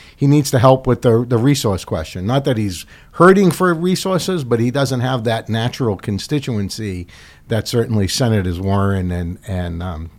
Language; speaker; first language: English; native; English